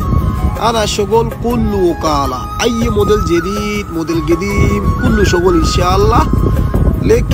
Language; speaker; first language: Arabic; non-native, learner; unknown